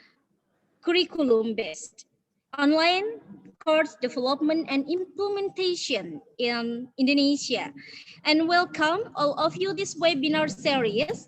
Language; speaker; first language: English; non-native, learner; Indonesian